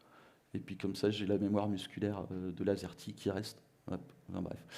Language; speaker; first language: French; native; French